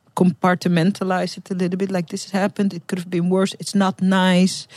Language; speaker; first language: English; non-native, fluent; Dutch